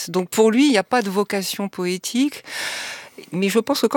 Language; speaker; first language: French; native; French